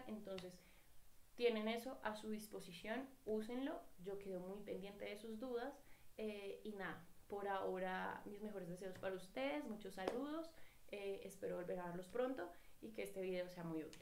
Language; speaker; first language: Spanish; native; Spanish